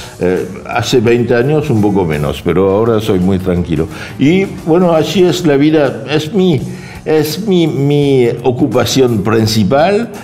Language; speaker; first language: Spanish; non-native, fluent; French